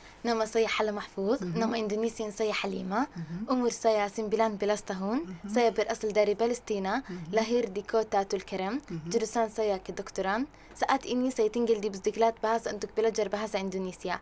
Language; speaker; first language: Indonesian; non-native, learner; Arabic